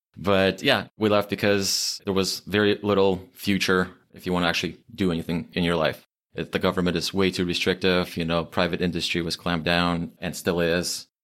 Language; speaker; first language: English; early bilingual, other home language; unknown